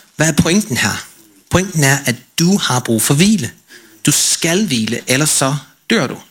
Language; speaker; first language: Danish; non-native, fluent; English